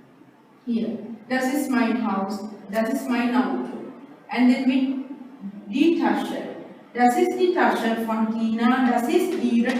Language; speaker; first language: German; non-native, fluent; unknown